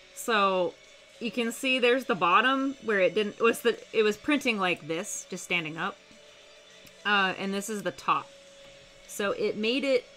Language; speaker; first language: English; native; English